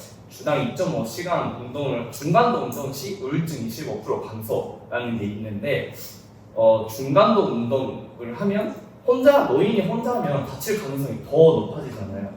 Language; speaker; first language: Korean; non-native, fluent; Japanese